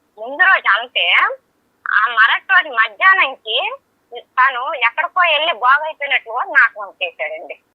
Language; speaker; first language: Telugu; native; Telugu